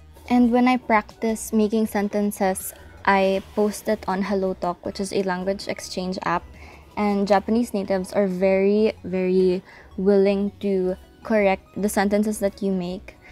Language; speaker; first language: English; non-native, local second language; Filipino